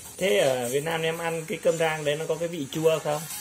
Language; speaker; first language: Vietnamese; native; Vietnamese